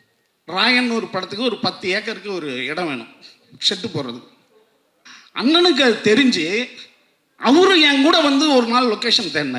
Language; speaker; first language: Tamil; native; Tamil